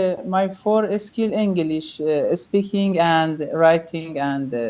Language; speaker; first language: English; non-native, learner; Persian